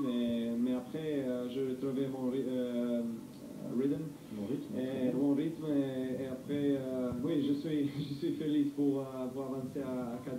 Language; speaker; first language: French; non-native, learner; Serbian